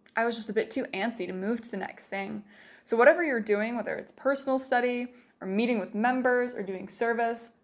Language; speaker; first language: English; native; English